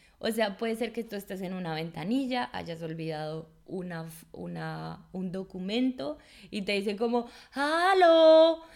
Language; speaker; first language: Spanish; native; Spanish